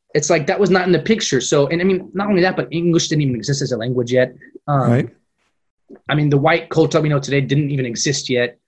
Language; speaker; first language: English; native; English